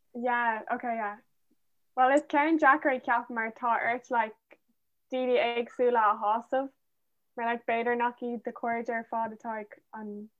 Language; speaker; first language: Irish; non-native, local second language; English